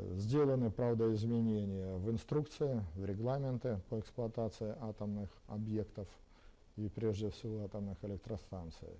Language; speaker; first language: Russian; native; Russian